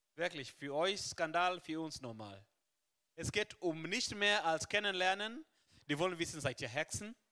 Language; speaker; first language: German; non-native, fluent; Swahili